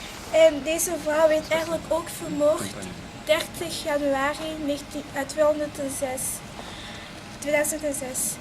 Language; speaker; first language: Dutch; non-native, local second language; French